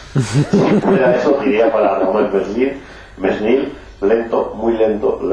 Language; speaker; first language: Spanish; native; Spanish